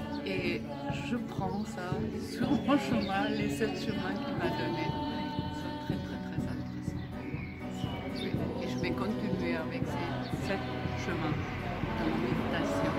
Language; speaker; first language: French; non-native, fluent; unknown